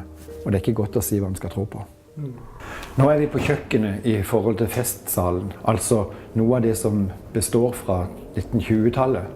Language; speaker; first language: Norwegian; native; Norwegian